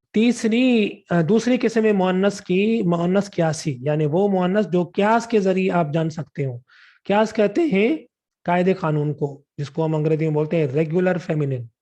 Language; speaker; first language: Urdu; non-native, local second language; Sindhi